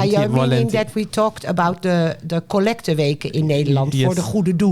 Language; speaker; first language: Dutch; non-native, fluent; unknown